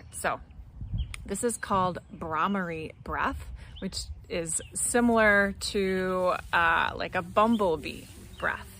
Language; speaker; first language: English; native; English